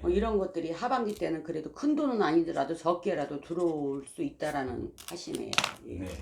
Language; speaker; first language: Korean; native; Korean